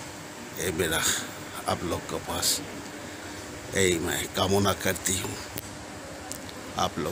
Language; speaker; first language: Hindi; non-native, local second language; Bangla